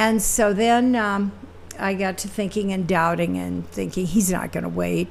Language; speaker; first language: English; native; English